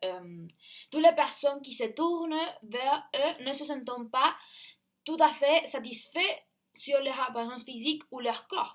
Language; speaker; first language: French; non-native, learner; Spanish